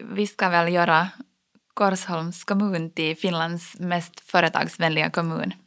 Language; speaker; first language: Swedish; native; Swedish